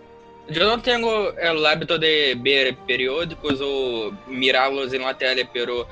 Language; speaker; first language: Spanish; non-native, learner; Portuguese